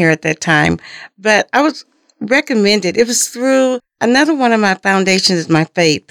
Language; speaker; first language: English; native; English